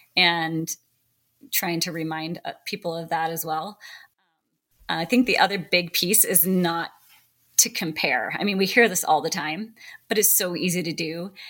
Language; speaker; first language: English; native; English